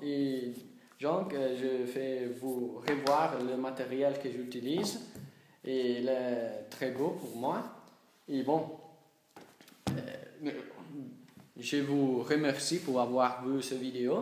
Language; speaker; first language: French; non-native, learner; Italian